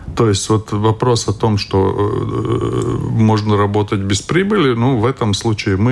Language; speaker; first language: Russian; non-native, local second language; Latvian